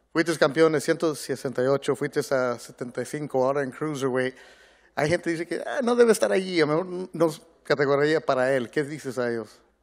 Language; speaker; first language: Spanish; non-native, learner; English